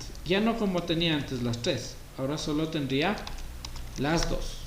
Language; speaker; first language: Spanish; native; Spanish